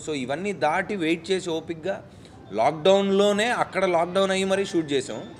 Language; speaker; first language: Telugu; native; Telugu